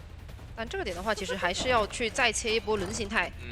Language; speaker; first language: Chinese; native; Chinese